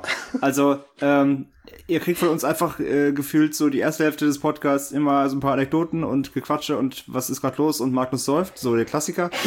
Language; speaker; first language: German; native; German